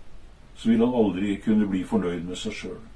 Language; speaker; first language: Norwegian; native; Norwegian